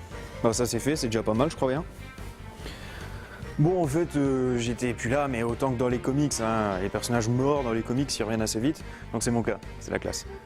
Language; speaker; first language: French; native; French